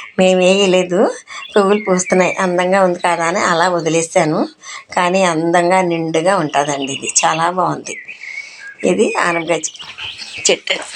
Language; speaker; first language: Telugu; non-native, local second language; Urdu